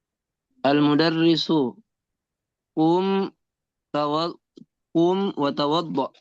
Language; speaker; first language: Arabic; non-native, learner; Indonesian